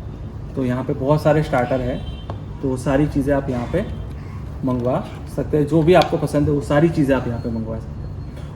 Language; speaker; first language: Hindi; native; Hindi